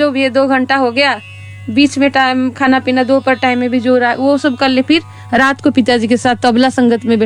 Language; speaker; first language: Hindi; non-native, local second language; Odia